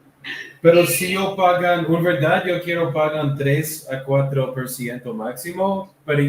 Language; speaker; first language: Spanish; non-native, learner; English